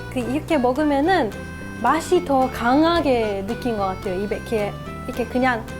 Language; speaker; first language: Korean; non-native, fluent; Hebrew